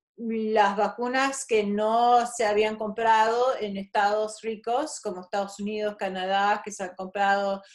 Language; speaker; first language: Spanish; non-native, fluent; English